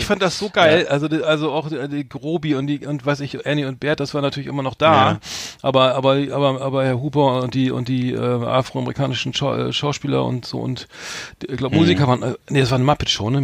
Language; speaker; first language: German; native; German